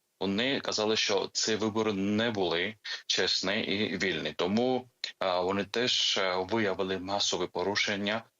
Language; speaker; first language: Ukrainian; non-native, fluent; Georgian